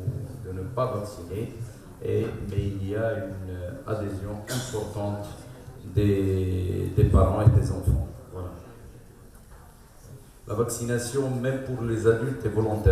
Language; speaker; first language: French; non-native, local second language; Arabic